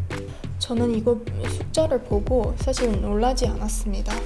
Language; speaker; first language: Korean; non-native, learner; Chinese